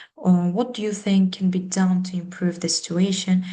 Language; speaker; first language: English; non-native, fluent; Uzbek